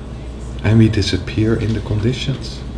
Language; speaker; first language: English; non-native, fluent; Dutch